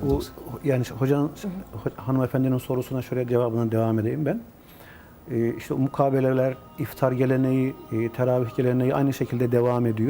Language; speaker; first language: Turkish; native; Turkish